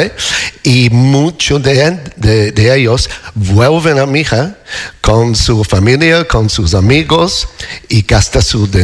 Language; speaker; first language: Spanish; non-native, learner; English